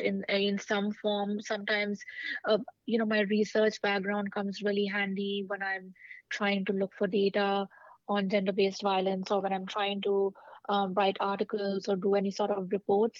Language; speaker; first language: English; non-native, local second language; Hindi